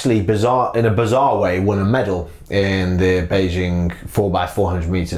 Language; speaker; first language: English; native; English